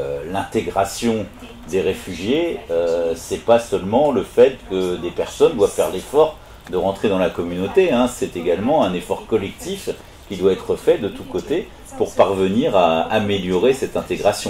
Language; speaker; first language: French; native; French